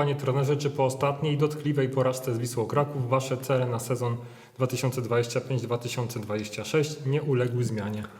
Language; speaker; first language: Polish; native; Polish